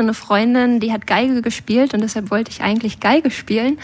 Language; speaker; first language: German; native; German